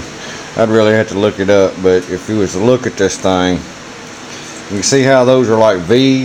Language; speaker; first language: English; native; English